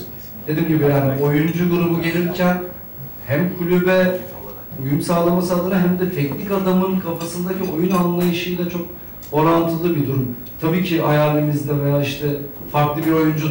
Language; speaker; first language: Turkish; native; Turkish